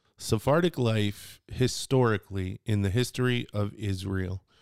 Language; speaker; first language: English; native; English